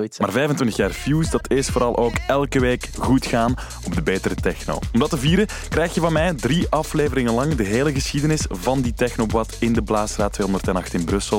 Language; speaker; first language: Dutch; native; Dutch